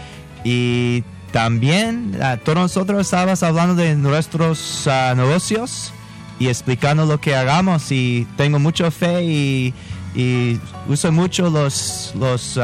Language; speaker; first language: Spanish; non-native, fluent; English